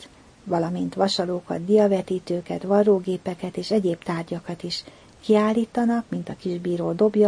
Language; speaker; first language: Hungarian; native; Hungarian